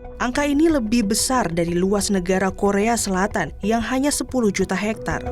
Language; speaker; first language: Indonesian; native; Indonesian